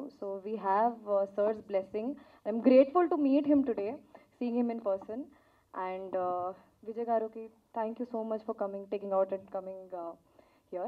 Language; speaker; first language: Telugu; non-native, learner; Hindi